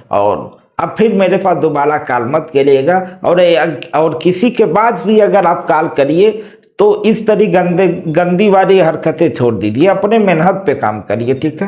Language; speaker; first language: Hindi; native; Hindi